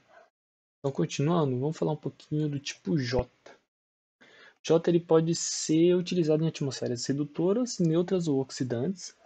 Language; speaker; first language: Portuguese; native; Portuguese